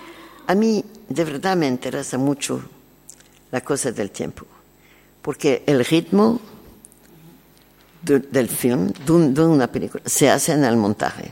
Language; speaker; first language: Spanish; non-native, learner; French